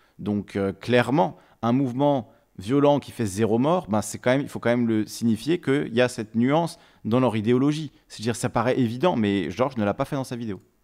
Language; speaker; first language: French; native; French